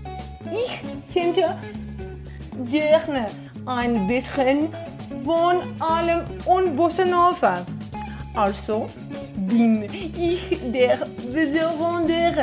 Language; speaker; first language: German; non-native, learner; Portuguese